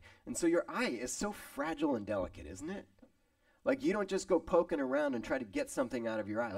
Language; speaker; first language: English; native; English